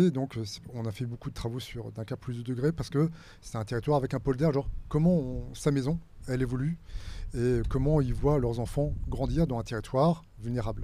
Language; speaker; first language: French; native; French